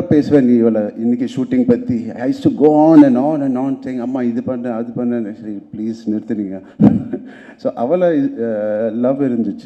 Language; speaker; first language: Tamil; non-native, local second language; Telugu